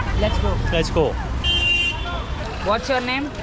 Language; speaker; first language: English; non-native, local second language; Hindi